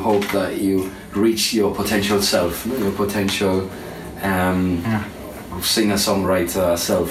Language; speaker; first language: English; non-native, fluent; Spanish